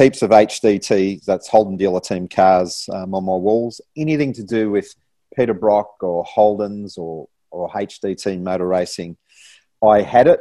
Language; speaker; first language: English; native; English